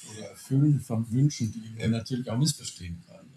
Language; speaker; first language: German; non-native, fluent; Danish